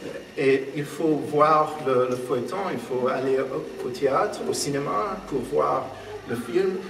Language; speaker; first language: French; non-native, fluent; English